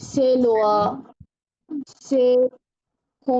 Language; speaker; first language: French; non-native, learner; Bangla